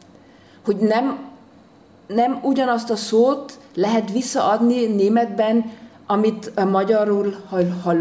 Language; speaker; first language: Hungarian; non-native, fluent; German